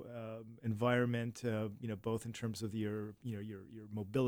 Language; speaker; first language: English; native; English